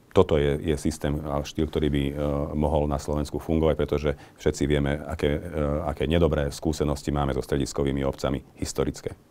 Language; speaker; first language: Slovak; non-native, local second language; Hungarian